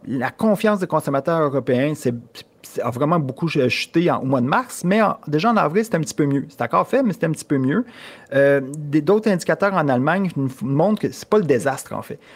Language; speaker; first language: French; native; French